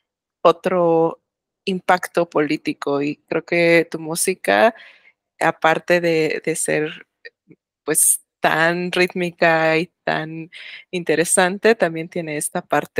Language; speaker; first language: Spanish; native; Spanish